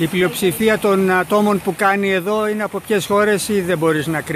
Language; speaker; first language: Greek; native; Greek